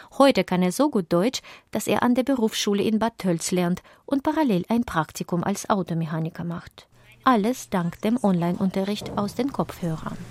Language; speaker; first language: German; native; German